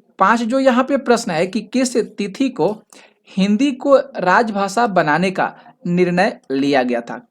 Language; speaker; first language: Hindi; native; Hindi